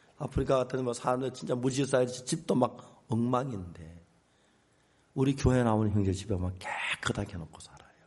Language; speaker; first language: Korean; native; Korean